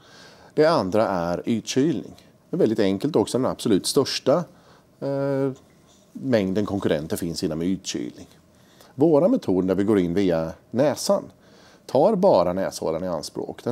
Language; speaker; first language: Swedish; native; Swedish